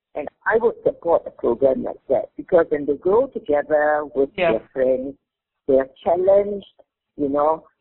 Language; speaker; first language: English; non-native, local second language; Min Nan Chinese